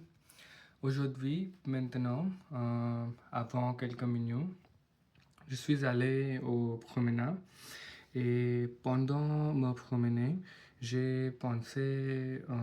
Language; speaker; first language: French; non-native, learner; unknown